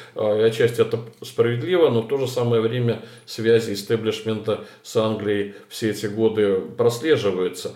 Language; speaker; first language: Russian; native; Russian